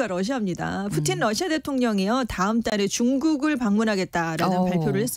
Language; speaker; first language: Korean; native; Korean